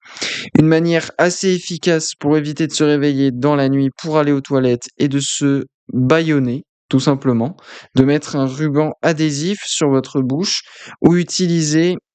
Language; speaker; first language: French; native; French